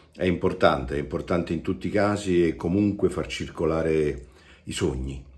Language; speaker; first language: Italian; native; Italian